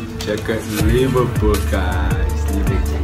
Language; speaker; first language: English; non-native, local second language; Malay